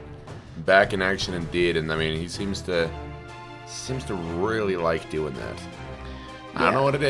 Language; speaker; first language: English; native; English